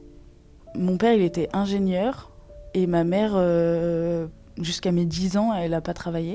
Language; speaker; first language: French; native; French